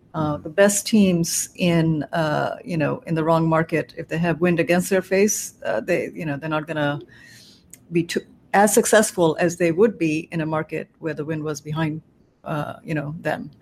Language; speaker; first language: English; non-native, local second language; Bangla